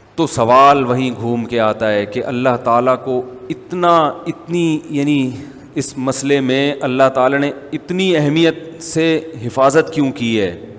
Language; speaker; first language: Urdu; native; Urdu